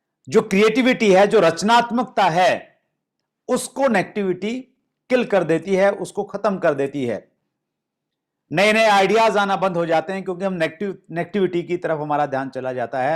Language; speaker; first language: Hindi; native; Hindi